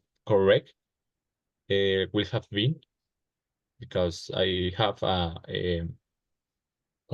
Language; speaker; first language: English; non-native, learner; Spanish